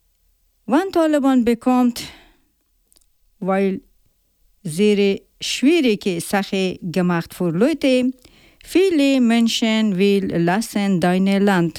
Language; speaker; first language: German; non-native, learner; Persian